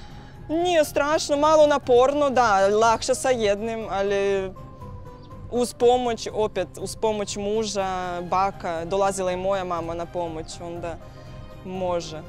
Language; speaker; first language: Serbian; non-native, learner; Russian